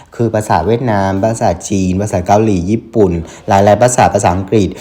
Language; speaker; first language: Thai; non-native, fluent; Vietnamese